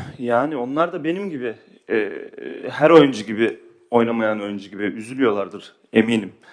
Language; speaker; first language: Turkish; early bilingual, heritage; Turkish